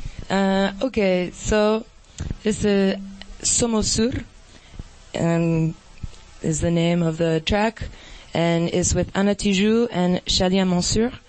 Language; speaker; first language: English; native; English